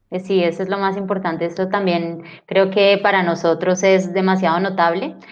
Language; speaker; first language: Spanish; native; Spanish